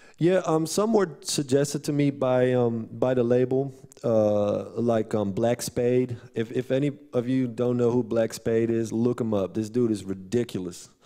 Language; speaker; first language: English; non-native, fluent; Dutch